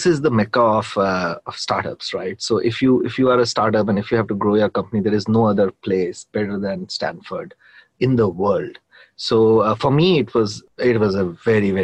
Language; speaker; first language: English; non-native, local second language; Hindi